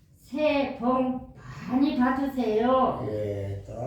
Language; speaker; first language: Korean; non-native, learner; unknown